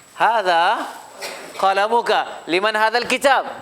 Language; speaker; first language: Arabic; non-native, fluent; Urdu